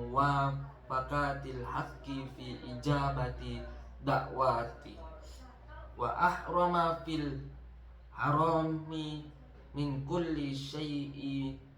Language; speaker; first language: Arabic; non-native, learner; Indonesian